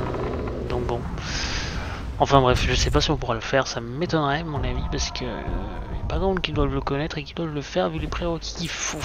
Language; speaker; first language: French; native; French